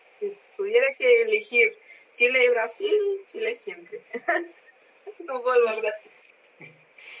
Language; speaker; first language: Spanish; non-native, learner; Portuguese